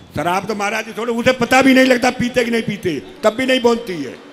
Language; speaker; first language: Hindi; native; Hindi